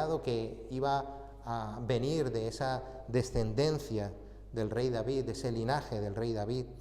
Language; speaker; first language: Spanish; native; Spanish